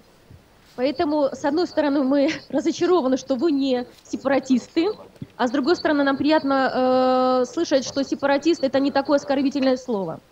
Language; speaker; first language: Russian; native; Russian